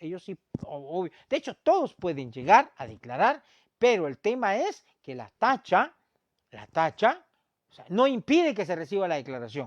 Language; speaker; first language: Spanish; native; Spanish